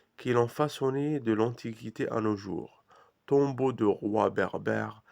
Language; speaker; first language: French; non-native, local second language; Arabic